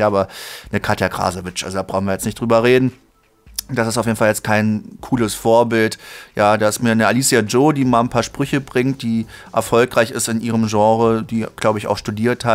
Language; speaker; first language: German; native; German